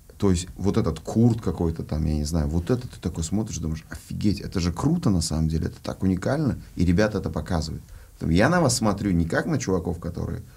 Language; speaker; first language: Russian; non-native, local second language; Uzbek